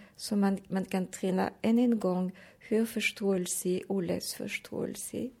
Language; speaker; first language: Swedish; non-native, fluent; French